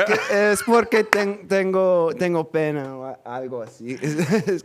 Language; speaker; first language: Spanish; non-native, fluent; English